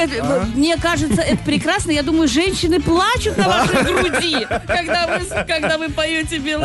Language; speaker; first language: Russian; native; Russian